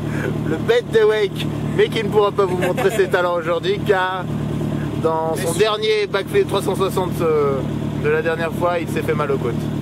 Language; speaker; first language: French; native; French